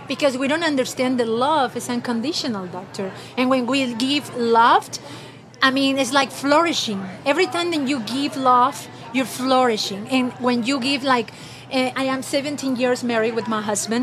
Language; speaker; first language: English; non-native, fluent; Spanish